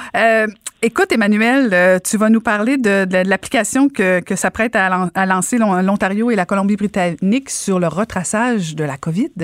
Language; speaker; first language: French; native; French